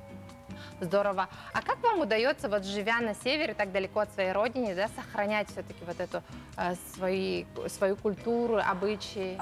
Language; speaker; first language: Russian; native; Russian